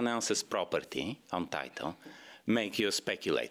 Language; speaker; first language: English; non-native, fluent; Bulgarian